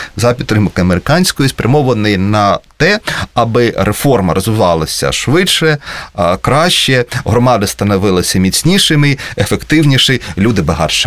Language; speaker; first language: Ukrainian; native; Ukrainian